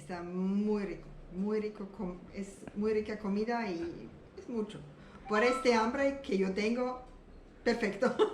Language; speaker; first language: Spanish; non-native, learner; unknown